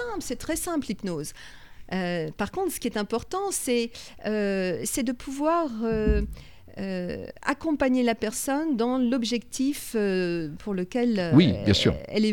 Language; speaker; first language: French; native; French